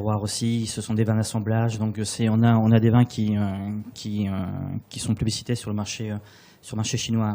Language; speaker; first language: French; native; French